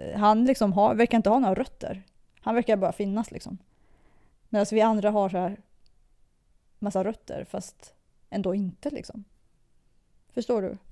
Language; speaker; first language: Swedish; early bilingual, other home language; Persian